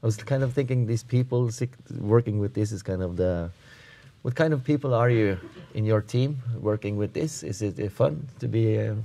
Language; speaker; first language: English; non-native, fluent; Norwegian